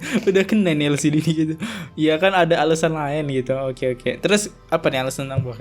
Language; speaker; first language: Indonesian; native; Indonesian